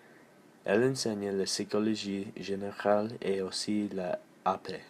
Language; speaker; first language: French; non-native, learner; English